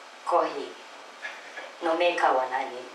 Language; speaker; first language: Japanese; non-native, fluent; Filipino